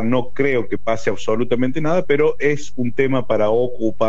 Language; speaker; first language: Spanish; native; Spanish